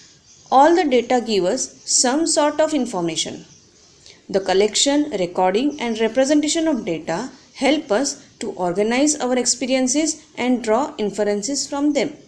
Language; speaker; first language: English; non-native, local second language; Gujarati